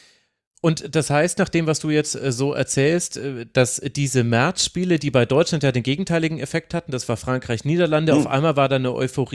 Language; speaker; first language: German; native; German